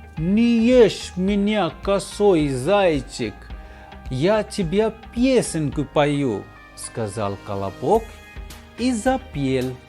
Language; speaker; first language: Russian; non-native, fluent; Hindi